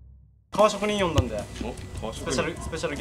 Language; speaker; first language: Japanese; native; Japanese